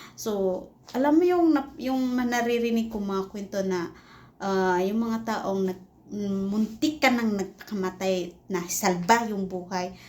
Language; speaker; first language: Filipino; non-native, local second language; Cebuano